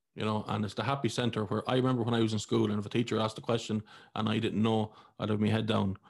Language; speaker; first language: English; native; English